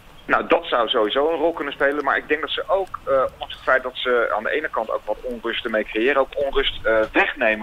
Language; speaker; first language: Dutch; native; Dutch